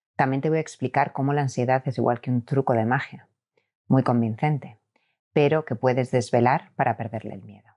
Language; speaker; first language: Spanish; native; Spanish